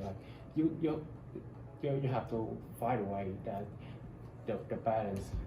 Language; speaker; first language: English; non-native, learner; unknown